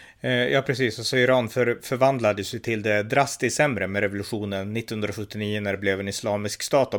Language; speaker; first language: Swedish; native; Swedish